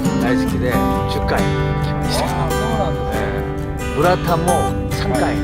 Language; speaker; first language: Japanese; non-native, learner; Korean